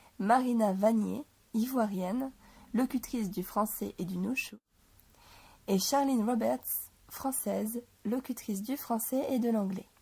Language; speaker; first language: French; native; French